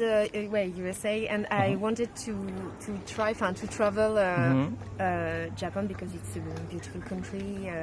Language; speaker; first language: English; non-native, learner; French